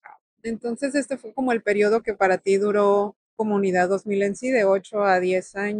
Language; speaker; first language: Spanish; native; Spanish